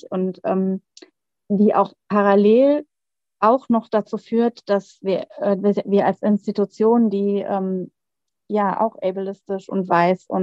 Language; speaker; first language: German; native; German